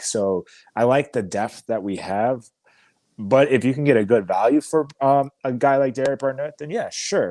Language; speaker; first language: English; native; English